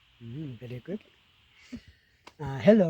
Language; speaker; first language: English; non-native, learner; Mongolian